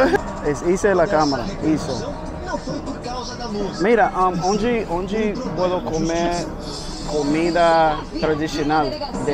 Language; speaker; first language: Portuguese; non-native, learner; English